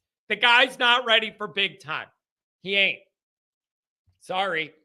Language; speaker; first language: English; native; English